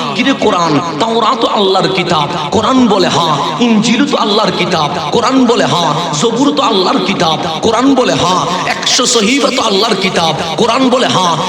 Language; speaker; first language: Bangla; non-native, local second language; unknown